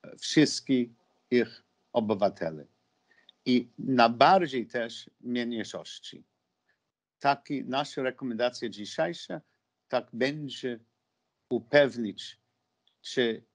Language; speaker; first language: Polish; non-native, learner; English